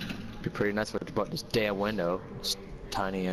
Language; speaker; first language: English; native; English